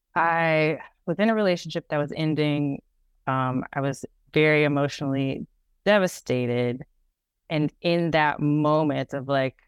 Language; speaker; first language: English; native; English